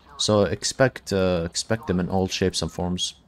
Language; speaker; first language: English; non-native, fluent; Arabic